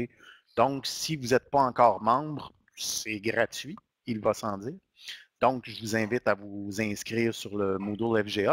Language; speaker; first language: French; native; French